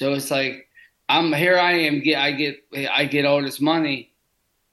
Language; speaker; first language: English; native; English